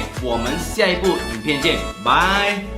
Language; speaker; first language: Chinese; native; Chinese